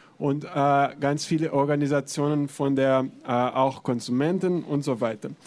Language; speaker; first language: German; non-native, fluent; Portuguese